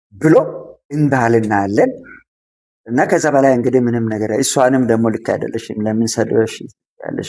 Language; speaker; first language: Amharic; non-native, local second language; Sidamo